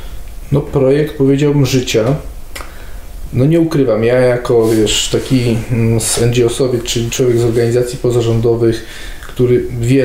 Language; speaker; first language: Polish; native; Polish